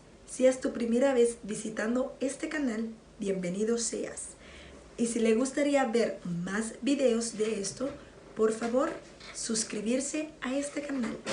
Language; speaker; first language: Spanish; non-native, learner; Haitian Creole